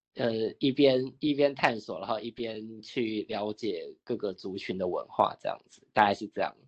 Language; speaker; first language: Chinese; native; Chinese